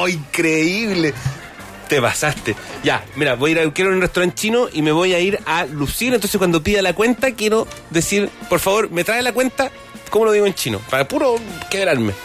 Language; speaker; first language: Spanish; native; Spanish